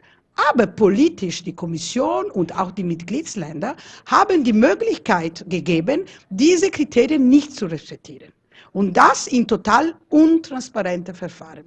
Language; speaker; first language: German; non-native, fluent; Italian